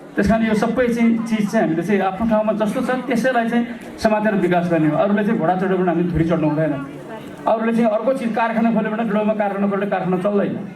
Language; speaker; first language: Nepali; non-native, local second language; Gurung